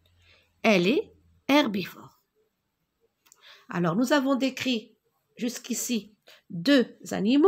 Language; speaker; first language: French; non-native, local second language; Arabic